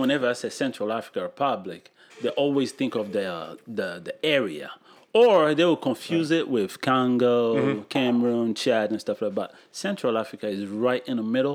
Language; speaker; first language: English; non-native, fluent; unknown